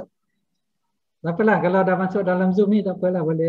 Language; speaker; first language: Malay; native; Malay